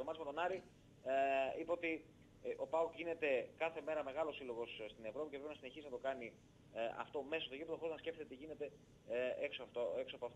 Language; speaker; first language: Greek; native; Greek